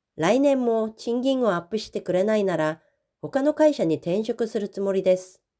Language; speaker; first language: Japanese; non-native, fluent; Korean